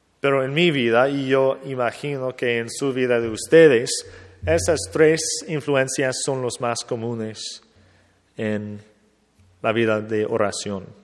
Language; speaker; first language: Spanish; non-native, fluent; English